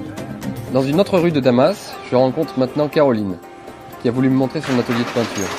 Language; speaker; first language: French; native; French